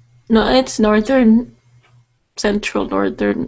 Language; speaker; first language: English; native; English